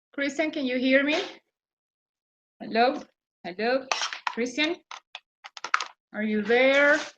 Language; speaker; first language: English; non-native, fluent; Spanish